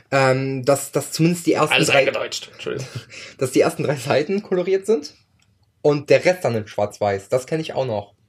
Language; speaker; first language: German; early bilingual, other home language; Ukrainian